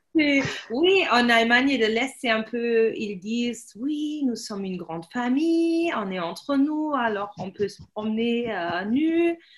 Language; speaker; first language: French; non-native, fluent; German